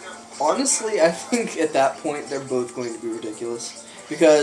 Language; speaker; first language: English; native; English